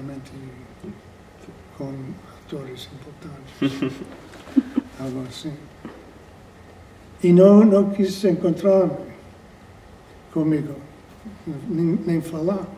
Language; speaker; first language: Portuguese; non-native, fluent; English